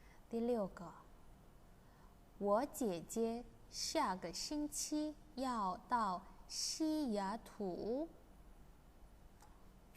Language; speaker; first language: Chinese; non-native, fluent; Indonesian